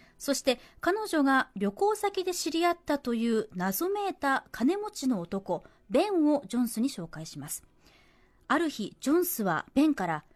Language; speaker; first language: Japanese; native; Japanese